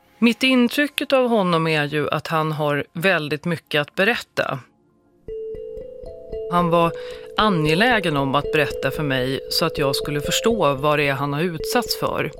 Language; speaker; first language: Swedish; native; Swedish